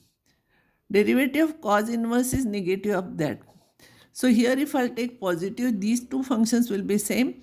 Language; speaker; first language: English; non-native, local second language; Marathi